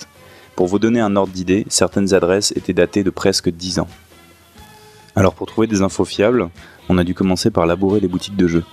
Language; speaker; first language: French; native; French